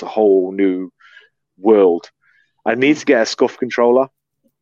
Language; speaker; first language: English; native; English